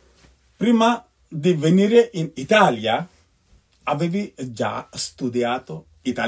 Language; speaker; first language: Italian; non-native, fluent; Bangla